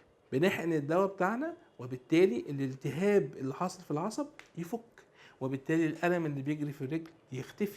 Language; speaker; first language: Arabic; native; Arabic